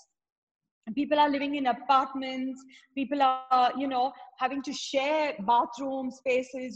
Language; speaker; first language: English; non-native, local second language; Tamil